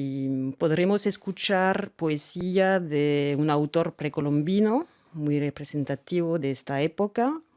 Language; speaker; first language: Spanish; non-native, fluent; French